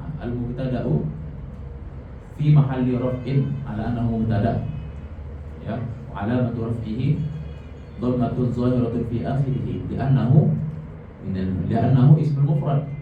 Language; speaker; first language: Arabic; non-native, fluent; Indonesian